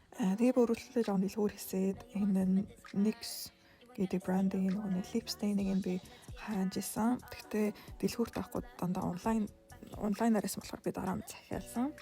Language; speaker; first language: Mongolian; early bilingual, heritage; Mongolian